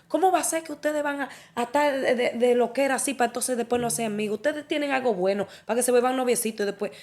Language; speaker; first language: Spanish; early bilingual, heritage; Spanish